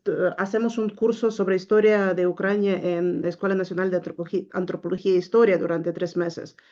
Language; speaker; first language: Spanish; non-native, learner; Ukrainian